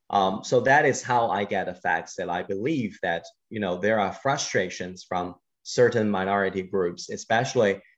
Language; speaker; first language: English; non-native, fluent; Chinese